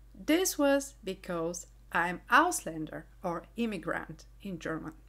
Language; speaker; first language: English; non-native, fluent; Bulgarian